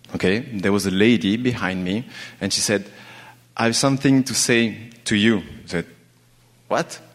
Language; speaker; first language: English; non-native, learner; French